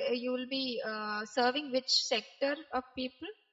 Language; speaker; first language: English; non-native, local second language; Malayalam